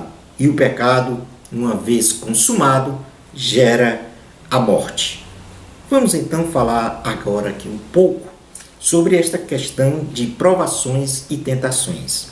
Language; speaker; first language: Portuguese; native; Portuguese